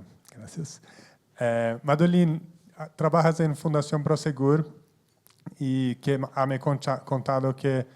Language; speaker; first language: Spanish; non-native, fluent; Portuguese